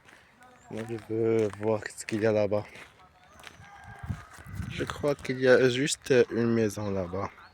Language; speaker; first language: French; non-native, learner; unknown